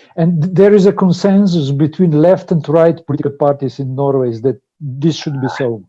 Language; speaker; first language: English; non-native, fluent; Slovenian